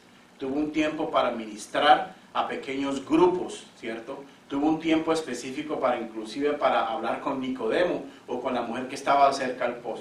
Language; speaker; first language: Spanish; native; Spanish